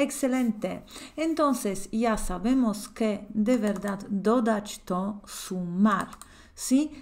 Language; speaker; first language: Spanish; non-native, fluent; Polish